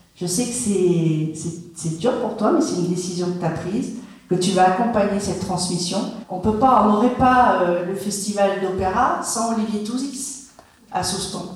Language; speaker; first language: French; native; French